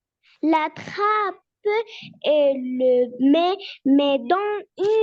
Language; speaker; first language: French; non-native, learner; Arabic